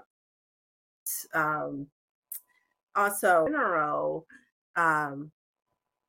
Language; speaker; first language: English; native; English